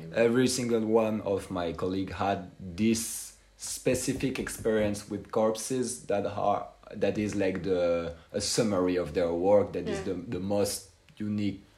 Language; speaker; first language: English; non-native, fluent; French